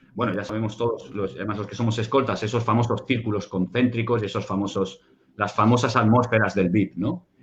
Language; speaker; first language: Spanish; native; Spanish